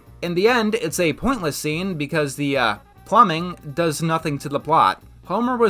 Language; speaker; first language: English; native; English